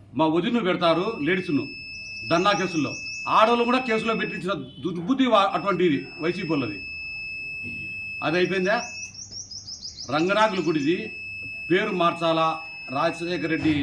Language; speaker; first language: Telugu; native; Telugu